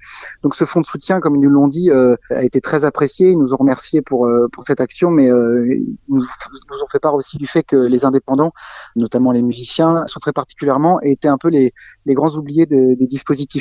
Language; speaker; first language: French; native; French